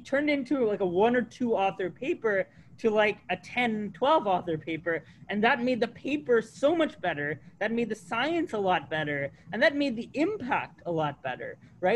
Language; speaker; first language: English; native; English